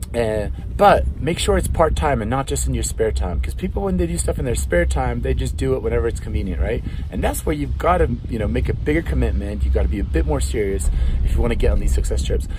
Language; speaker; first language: English; non-native, fluent; Swedish